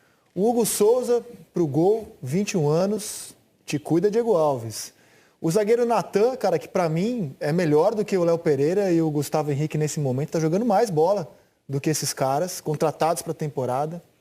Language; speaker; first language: Portuguese; native; Portuguese